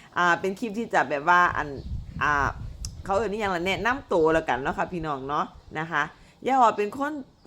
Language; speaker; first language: Thai; native; Thai